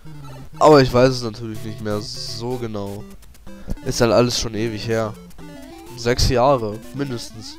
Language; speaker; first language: German; native; German